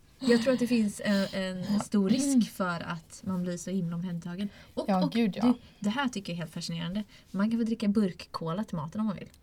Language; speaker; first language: Swedish; native; Swedish